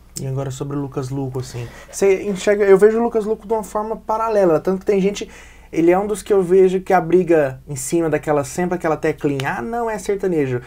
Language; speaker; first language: Portuguese; native; Portuguese